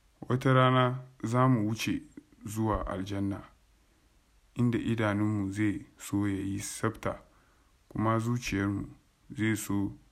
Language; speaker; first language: Hausa; non-native, local second language; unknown